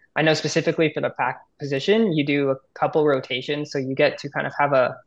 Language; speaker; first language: English; native; English